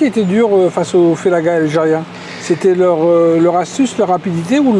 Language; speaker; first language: French; native; French